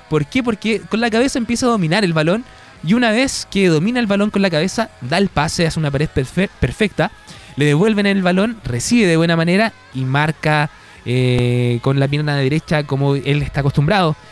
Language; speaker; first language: Spanish; native; Spanish